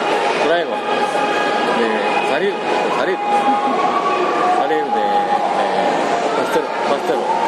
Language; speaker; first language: Spanish; non-native, learner; Japanese